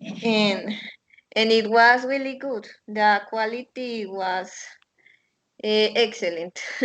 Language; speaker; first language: English; non-native, learner; Spanish